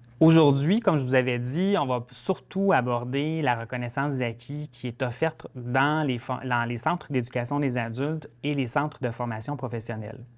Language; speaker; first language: French; native; French